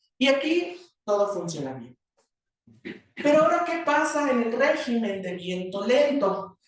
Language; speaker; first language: Spanish; native; Spanish